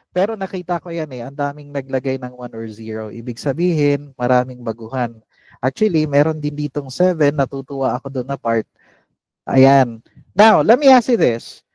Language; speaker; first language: Filipino; non-native, local second language; Cebuano